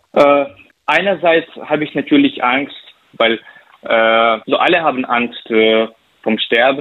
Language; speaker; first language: German; non-native, fluent; Ukrainian